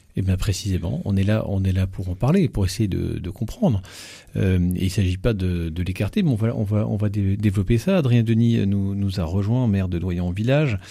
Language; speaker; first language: French; native; French